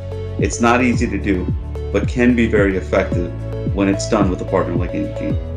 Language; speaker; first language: English; native; English